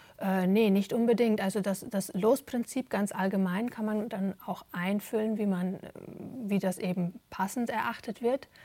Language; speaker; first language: German; native; German